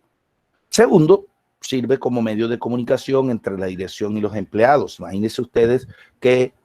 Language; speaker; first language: Spanish; native; Spanish